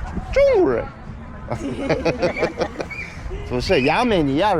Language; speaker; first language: Chinese; non-native, learner; Armenian